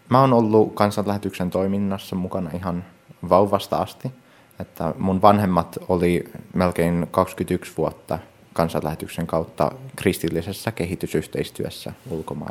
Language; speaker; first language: Finnish; early bilingual, heritage; Finnish